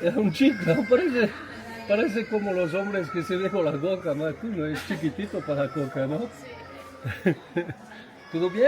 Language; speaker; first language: Spanish; non-native, learner; Portuguese